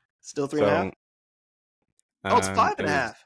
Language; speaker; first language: English; native; English